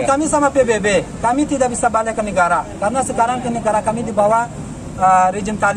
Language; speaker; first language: Indonesian; non-native, fluent; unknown